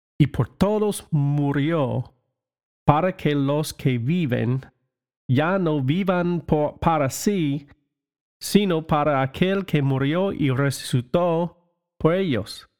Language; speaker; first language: Spanish; non-native, learner; English